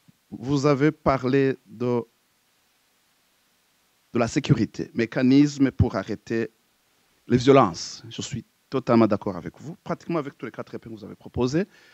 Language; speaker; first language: French; non-native, local second language; Rundi